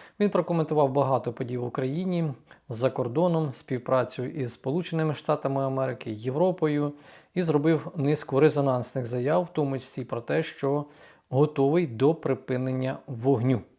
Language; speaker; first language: Ukrainian; native; Ukrainian